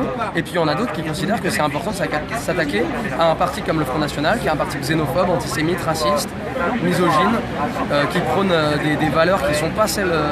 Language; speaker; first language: French; native; French